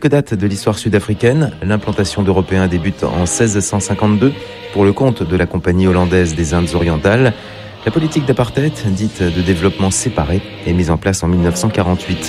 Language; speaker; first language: French; native; French